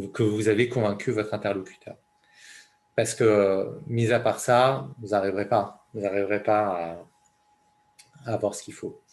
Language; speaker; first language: French; native; French